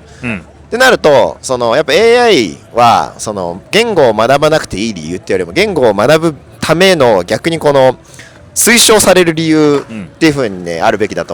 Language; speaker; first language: Japanese; native; Japanese